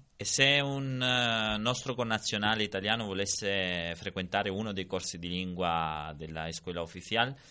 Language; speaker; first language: Italian; native; Italian